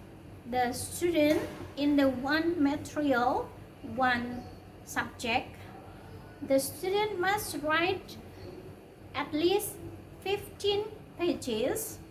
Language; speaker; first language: English; non-native, learner; Indonesian